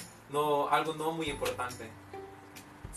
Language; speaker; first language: Spanish; non-native, fluent; Filipino